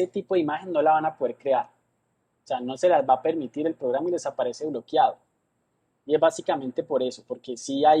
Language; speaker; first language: Spanish; native; Spanish